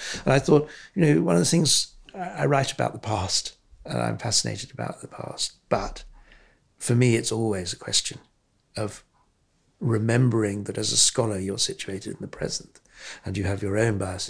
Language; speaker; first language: English; native; English